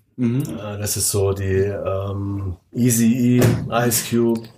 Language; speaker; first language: German; native; German